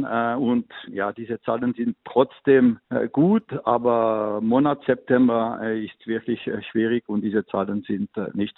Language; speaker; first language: German; non-native, local second language; French